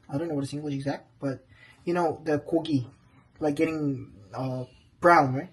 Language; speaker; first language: English; non-native, learner; Korean